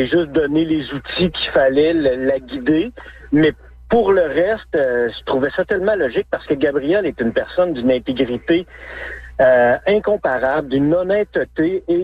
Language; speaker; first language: French; native; French